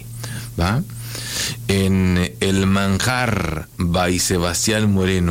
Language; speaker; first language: Spanish; native; Spanish